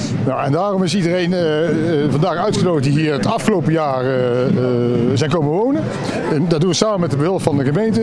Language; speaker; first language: Dutch; native; Dutch